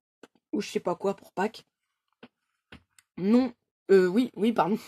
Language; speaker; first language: French; native; French